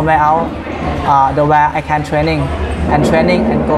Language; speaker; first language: English; non-native, learner; Thai